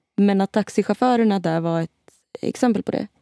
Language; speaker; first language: Swedish; native; Swedish